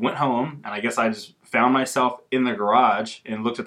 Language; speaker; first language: English; native; English